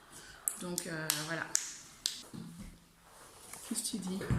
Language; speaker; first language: French; native; French